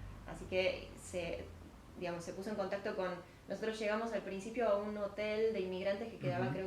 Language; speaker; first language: Spanish; early bilingual, other home language; Ukrainian